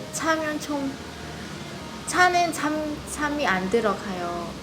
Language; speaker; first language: Korean; non-native, fluent; Vietnamese